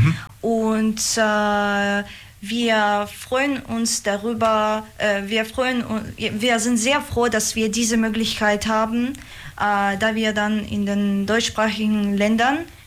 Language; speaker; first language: German; non-native, fluent; Russian